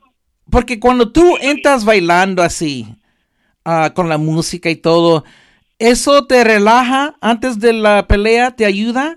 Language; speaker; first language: Spanish; early bilingual, heritage; Spanish